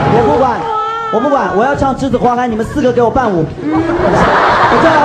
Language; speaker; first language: Chinese; native; Chinese